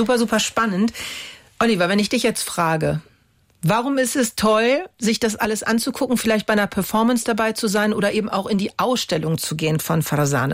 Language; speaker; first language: German; native; German